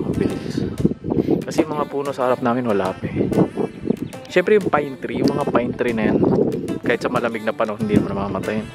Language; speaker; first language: Filipino; native; Filipino